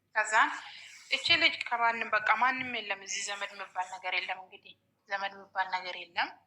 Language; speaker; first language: Amharic; non-native, local second language; Oromo